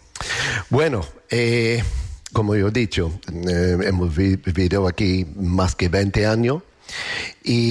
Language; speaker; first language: Spanish; non-native, learner; English